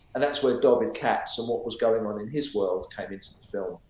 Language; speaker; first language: English; native; English